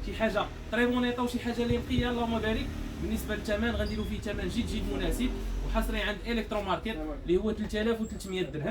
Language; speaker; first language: Arabic; native; Arabic